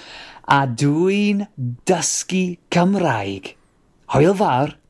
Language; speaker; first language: Welsh; non-native, learner; English